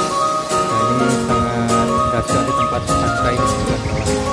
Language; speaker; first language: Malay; non-native, local second language; Minangkabau